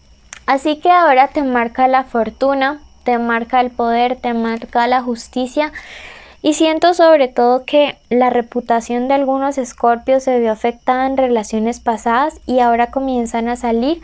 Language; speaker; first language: Spanish; native; Spanish